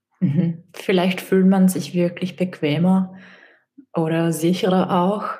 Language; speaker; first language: German; non-native, fluent; Czech